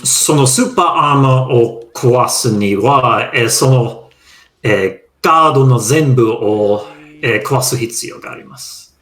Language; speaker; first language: Japanese; non-native, fluent; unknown